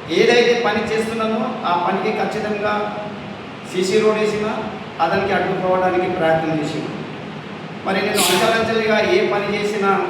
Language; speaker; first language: Telugu; non-native, local second language; Lambadi